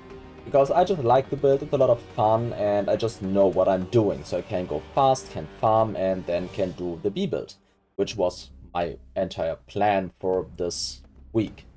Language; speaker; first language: English; non-native, fluent; German